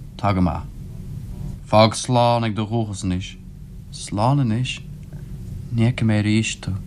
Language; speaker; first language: Irish; non-native, local second language; English